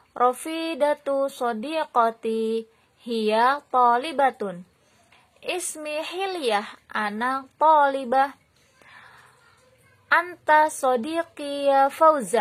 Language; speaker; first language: Arabic; non-native, fluent; Indonesian